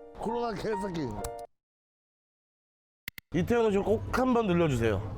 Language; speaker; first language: Korean; native; Korean